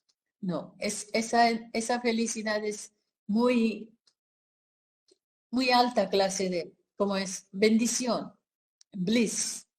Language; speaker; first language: Spanish; non-native, fluent; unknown